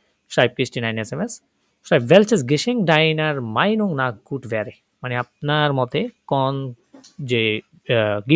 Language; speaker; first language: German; non-native, fluent; Bangla